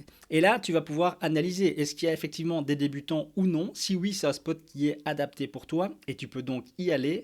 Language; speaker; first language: French; native; French